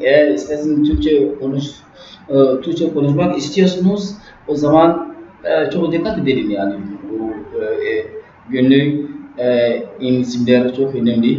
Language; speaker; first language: Turkish; non-native, learner; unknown